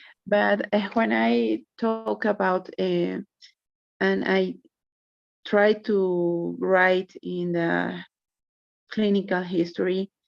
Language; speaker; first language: English; non-native, learner; Spanish